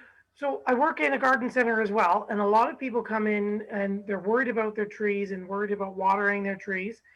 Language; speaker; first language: English; native; English